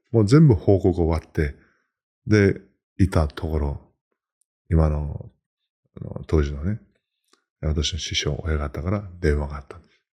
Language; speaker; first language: Japanese; non-native, fluent; Mongolian